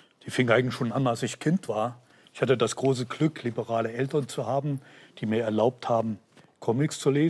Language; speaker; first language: German; native; German